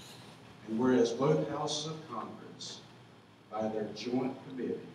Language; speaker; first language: English; native; English